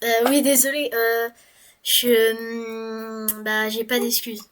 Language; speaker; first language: French; native; French